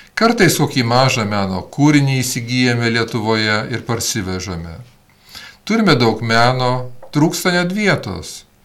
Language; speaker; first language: Lithuanian; early bilingual, heritage; Lithuanian